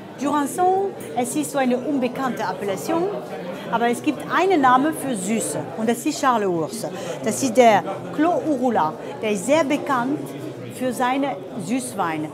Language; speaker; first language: German; non-native, fluent; French